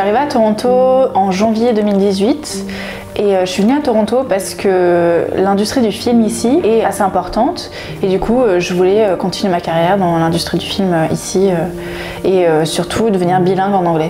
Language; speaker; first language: French; native; French